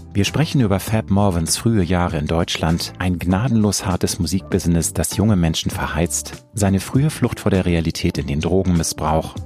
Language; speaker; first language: German; native; German